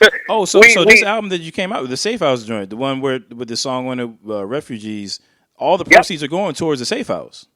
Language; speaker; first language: English; native; English